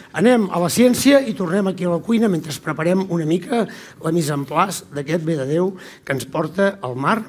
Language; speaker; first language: Catalan; native; Catalan